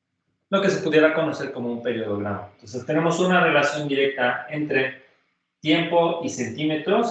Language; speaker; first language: Spanish; native; Spanish